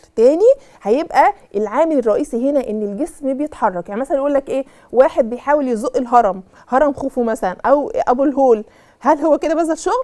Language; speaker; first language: Arabic; native; Arabic